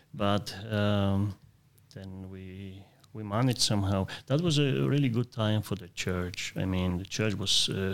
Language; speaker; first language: English; non-native, fluent; Polish